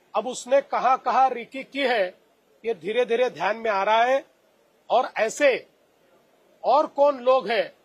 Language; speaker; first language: Hindi; non-native, local second language; Marathi